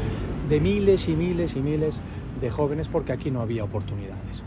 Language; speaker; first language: Spanish; native; Spanish